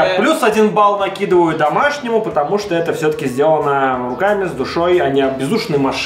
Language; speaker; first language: Russian; native; Russian